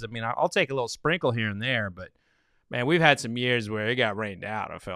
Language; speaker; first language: English; native; English